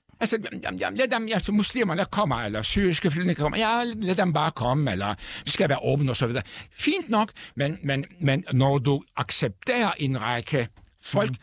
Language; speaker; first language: Danish; non-native, fluent; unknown